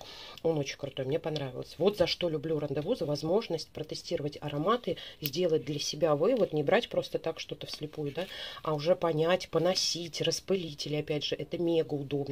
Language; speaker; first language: Russian; native; Russian